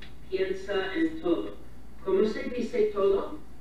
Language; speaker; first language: Spanish; non-native, fluent; English